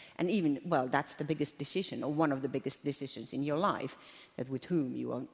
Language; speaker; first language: English; non-native, fluent; Finnish